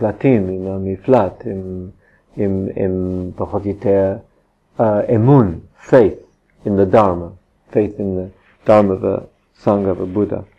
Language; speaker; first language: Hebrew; non-native, fluent; English